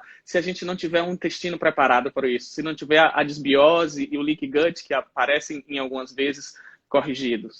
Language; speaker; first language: Portuguese; native; Portuguese